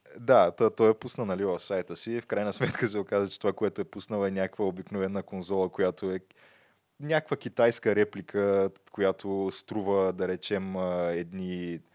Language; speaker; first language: Bulgarian; native; Bulgarian